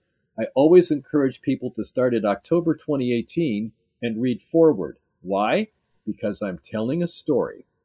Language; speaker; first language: English; native; English